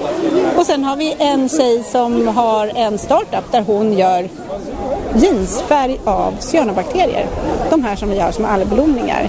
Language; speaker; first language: Swedish; native; Swedish